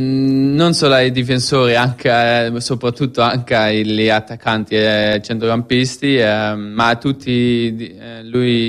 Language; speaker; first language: Italian; non-native, fluent; Dutch